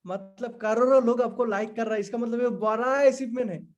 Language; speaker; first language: Hindi; non-native, local second language; Assamese